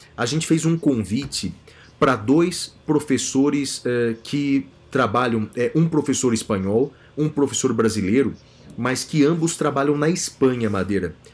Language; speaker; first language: Portuguese; native; Portuguese